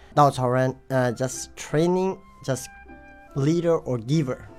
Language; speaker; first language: English; non-native, learner; Tibetan